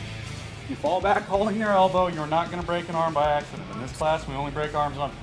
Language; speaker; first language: English; native; English